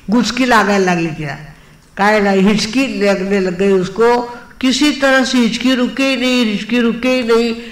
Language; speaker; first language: Hindi; non-native, local second language; Marathi